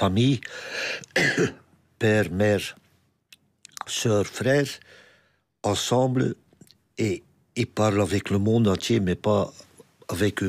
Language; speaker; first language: French; non-native, local second language; Dutch